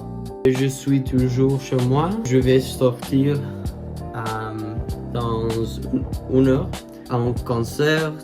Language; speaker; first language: French; non-native, learner; Spanish